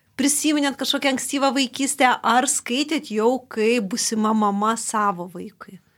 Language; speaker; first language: Lithuanian; native; Lithuanian